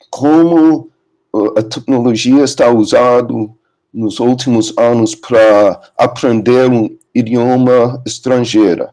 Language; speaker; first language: Portuguese; non-native, learner; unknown